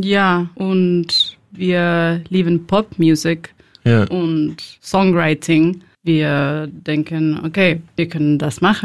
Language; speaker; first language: German; non-native, learner; Spanish